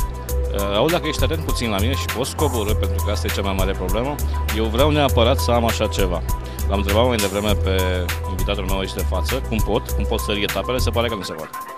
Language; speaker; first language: Romanian; native; Romanian